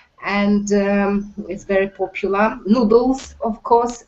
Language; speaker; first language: English; non-native, learner; Russian